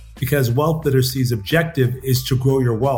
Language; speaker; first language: English; native; English